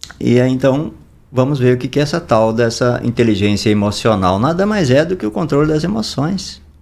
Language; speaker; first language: Portuguese; native; Portuguese